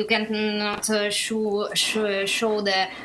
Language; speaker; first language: English; non-native, learner; Italian